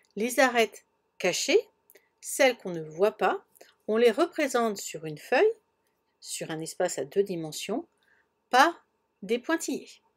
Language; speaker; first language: French; native; French